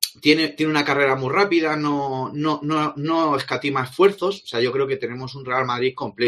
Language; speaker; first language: Spanish; native; Spanish